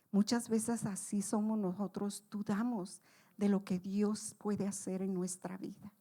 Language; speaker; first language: Spanish; native; Spanish